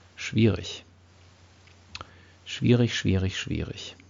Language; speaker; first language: German; native; German